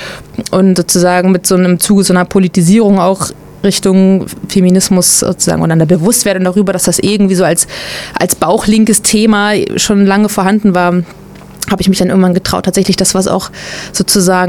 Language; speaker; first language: German; native; German